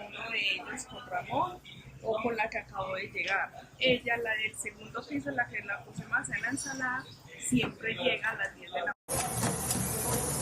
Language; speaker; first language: Spanish; native; Spanish